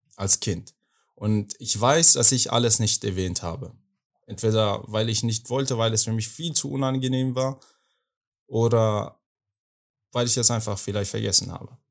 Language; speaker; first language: German; non-native, fluent; Persian